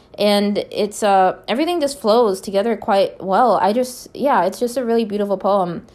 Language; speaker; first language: English; native; English